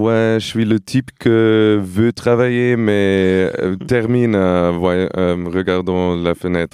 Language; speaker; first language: French; non-native, fluent; Portuguese